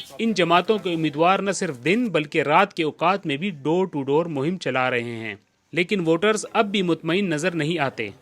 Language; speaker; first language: Urdu; native; Urdu